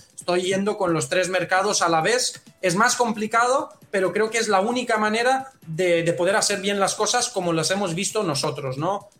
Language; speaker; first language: Spanish; non-native, fluent; Romanian